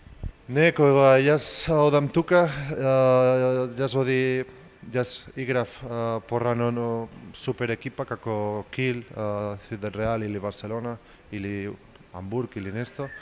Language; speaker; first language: Macedonian; non-native, learner; Spanish